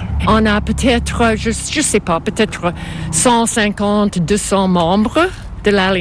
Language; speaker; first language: French; non-native, fluent; English